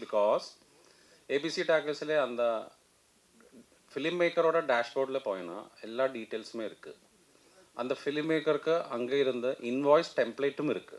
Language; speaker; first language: Tamil; non-native, fluent; Malayalam